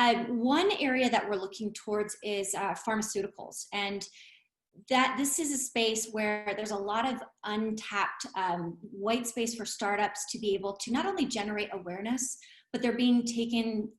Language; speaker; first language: English; native; English